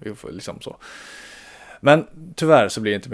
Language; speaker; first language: Swedish; native; Swedish